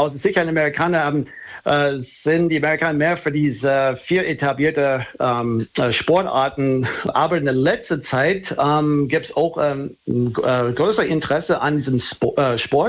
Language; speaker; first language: German; non-native, fluent; English